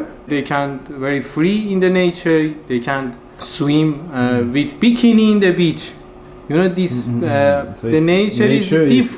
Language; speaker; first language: English; non-native, learner; Persian